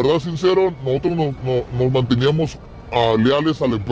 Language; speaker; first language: Spanish; native; Spanish